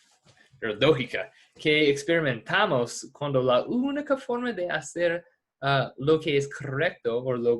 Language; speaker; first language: Spanish; non-native, fluent; English